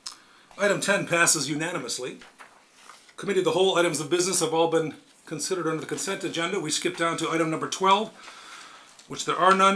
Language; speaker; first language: English; native; English